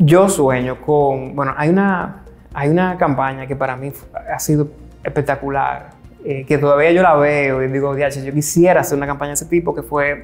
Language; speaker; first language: Spanish; native; Spanish